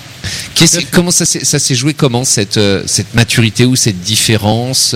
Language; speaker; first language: French; native; French